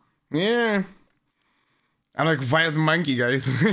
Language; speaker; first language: English; non-native, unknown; Czech